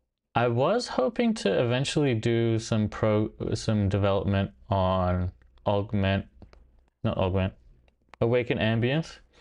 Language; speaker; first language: English; native; English